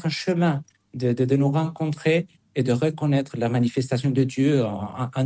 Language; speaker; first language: French; non-native, fluent; Spanish